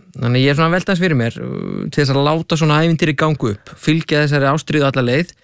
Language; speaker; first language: Icelandic; native; Icelandic